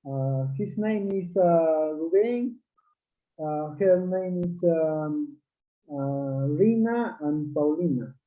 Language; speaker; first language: English; non-native, learner; Quechua